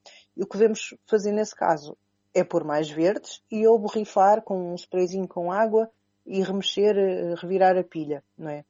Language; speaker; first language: Portuguese; native; Portuguese